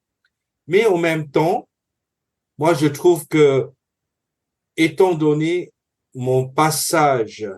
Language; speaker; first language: French; non-native, fluent; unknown